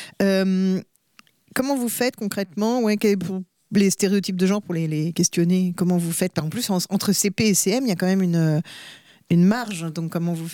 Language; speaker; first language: French; native; French